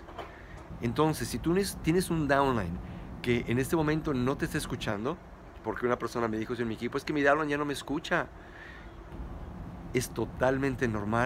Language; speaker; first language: Spanish; native; Spanish